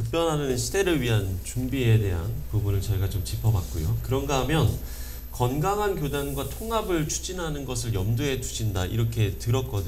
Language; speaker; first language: Korean; native; Korean